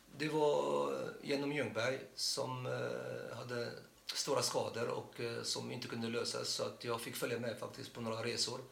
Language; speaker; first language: Swedish; non-native, fluent; Arabic